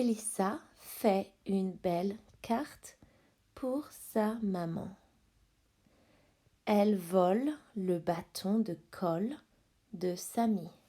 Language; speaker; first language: French; non-native, fluent; English